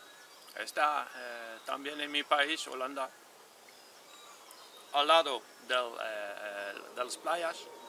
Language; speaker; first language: Spanish; non-native, learner; Dutch